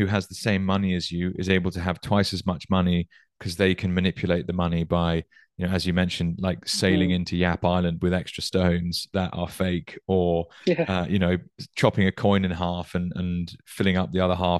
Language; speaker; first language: English; native; English